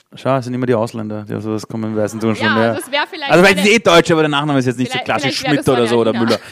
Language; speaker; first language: German; early bilingual, other home language; Persian